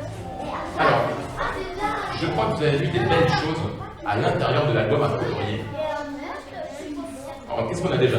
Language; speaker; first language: French; native; French